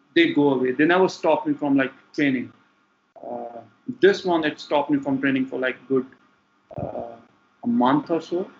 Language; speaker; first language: English; non-native, local second language; Punjabi